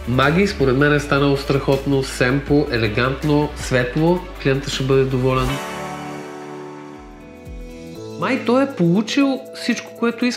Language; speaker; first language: Bulgarian; native; Bulgarian